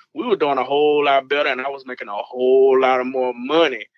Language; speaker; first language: English; native; English